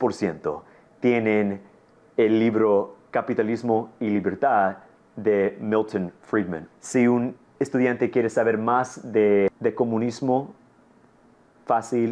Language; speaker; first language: Spanish; non-native, fluent; English